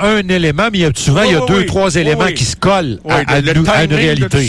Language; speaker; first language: French; native; French